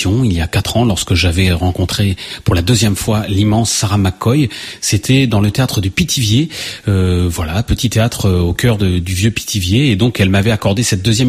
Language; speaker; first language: French; native; French